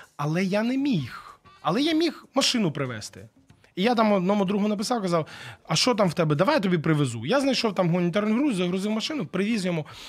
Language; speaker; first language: Ukrainian; non-native, local second language; Russian